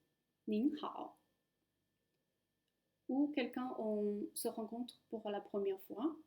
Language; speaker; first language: French; non-native, fluent; Chinese